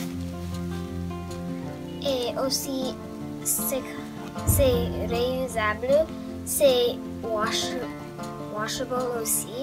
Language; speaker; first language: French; non-native, learner; English